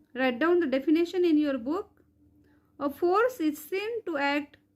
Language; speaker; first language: English; non-native, local second language; Marathi